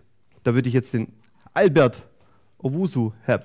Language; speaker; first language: German; native; German